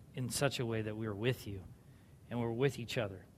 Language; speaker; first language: English; native; English